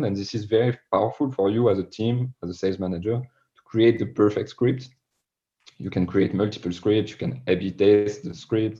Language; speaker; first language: English; non-native, fluent; French